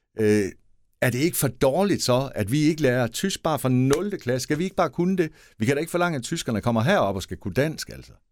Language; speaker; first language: Danish; native; Danish